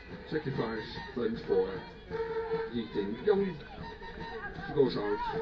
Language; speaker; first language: English; non-native, fluent; Dutch